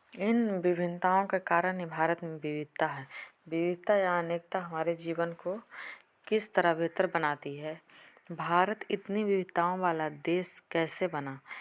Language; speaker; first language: Hindi; native; Hindi